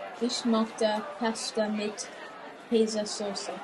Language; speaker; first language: German; non-native, learner; English